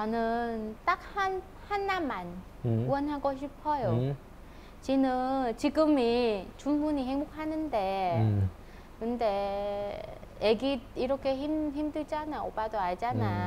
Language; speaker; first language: Korean; non-native, fluent; Vietnamese